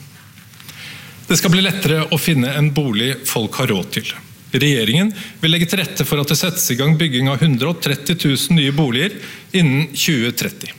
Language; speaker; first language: Norwegian; native; Norwegian